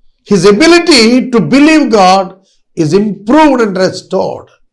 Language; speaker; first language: English; non-native, local second language; Telugu